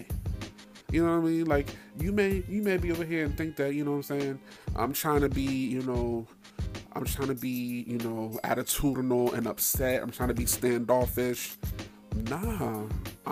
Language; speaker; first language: English; native; English